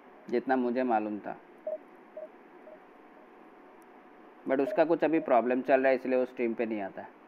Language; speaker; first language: Hindi; non-native, local second language; Bangla